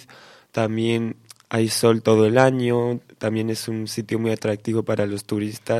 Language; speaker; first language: Spanish; early bilingual, heritage; Spanish